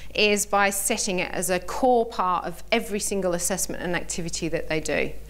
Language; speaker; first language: English; native; English